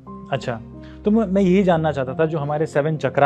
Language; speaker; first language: Hindi; native; Hindi